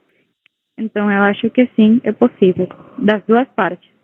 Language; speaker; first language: Portuguese; non-native, local second language; Spanish